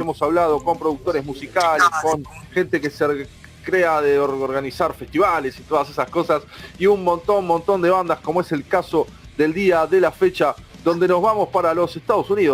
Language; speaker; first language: Spanish; native; Spanish